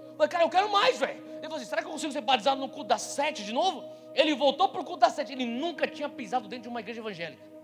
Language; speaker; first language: Portuguese; native; Portuguese